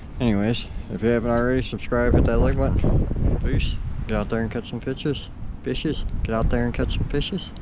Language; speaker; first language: English; native; English